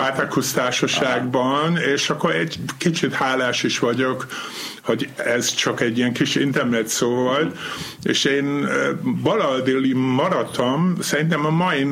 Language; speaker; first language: Hungarian; non-native, fluent; German